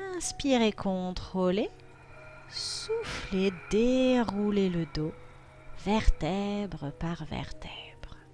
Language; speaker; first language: French; native; French